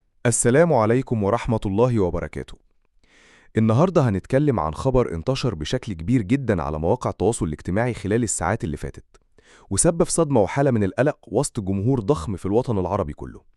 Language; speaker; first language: Arabic; native; Arabic